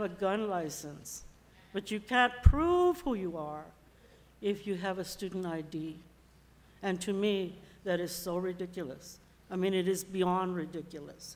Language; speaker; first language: English; native; English